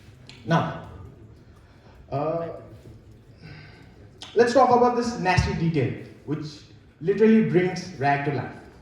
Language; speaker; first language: English; non-native, local second language; Nepali